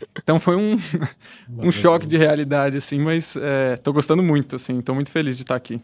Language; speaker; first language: Portuguese; native; Portuguese